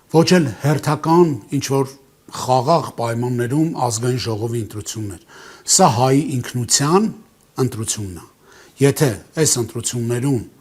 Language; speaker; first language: Armenian; native; Armenian